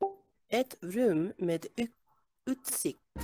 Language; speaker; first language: Swedish; non-native, learner; English